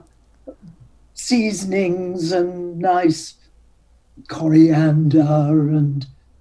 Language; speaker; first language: English; native; English